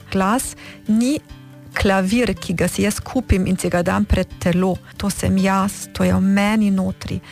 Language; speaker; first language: Slovenian; early bilingual, heritage; Slovenian